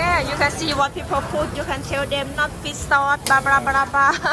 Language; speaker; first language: English; non-native, learner; Thai